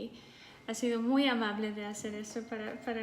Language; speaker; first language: Spanish; non-native, fluent; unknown